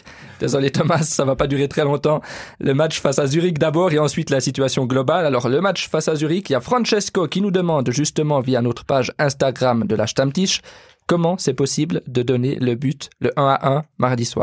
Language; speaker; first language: French; native; French